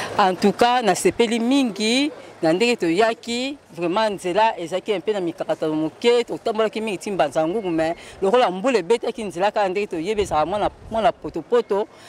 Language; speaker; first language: Lingala; non-native, local second language; Kongo